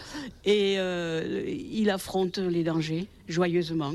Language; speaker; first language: French; native; French